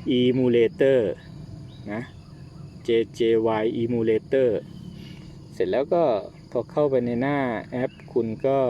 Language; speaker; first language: Thai; native; Thai